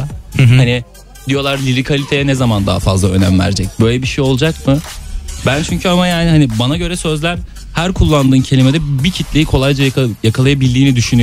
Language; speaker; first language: Turkish; native; Turkish